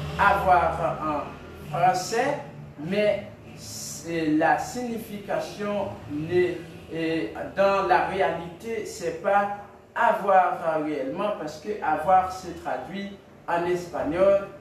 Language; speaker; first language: French; non-native, local second language; Haitian Creole